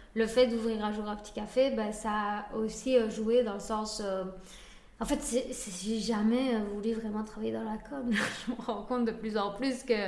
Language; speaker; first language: French; early bilingual, other home language; Spanish